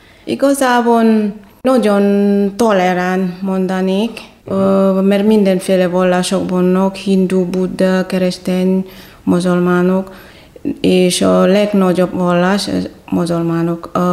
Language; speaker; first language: Hungarian; non-native, fluent; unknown